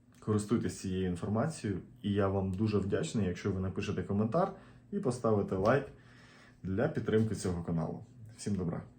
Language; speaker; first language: Ukrainian; native; Ukrainian